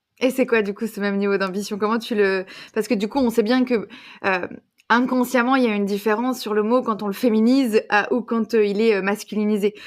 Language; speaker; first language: French; native; French